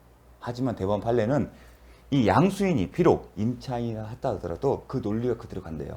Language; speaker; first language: Korean; native; Korean